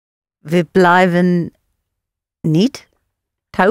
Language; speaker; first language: Dutch; non-native, learner; English